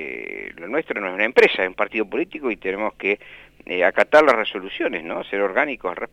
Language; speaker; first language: Spanish; native; Spanish